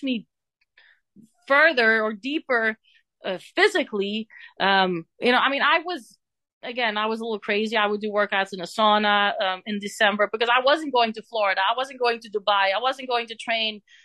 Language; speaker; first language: English; non-native, fluent; Dutch